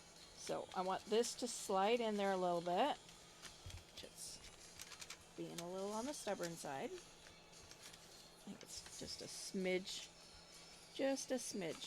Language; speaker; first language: English; native; English